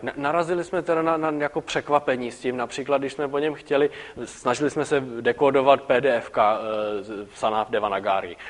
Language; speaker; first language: Czech; native; Czech